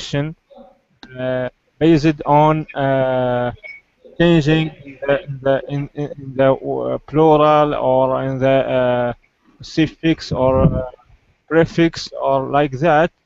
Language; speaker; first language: English; non-native, learner; Arabic